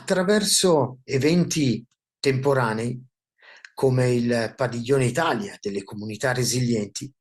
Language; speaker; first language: Italian; native; Italian